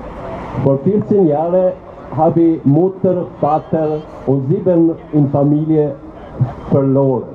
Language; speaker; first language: German; non-native, learner; Albanian